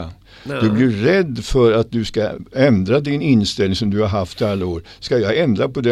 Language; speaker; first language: Swedish; native; Swedish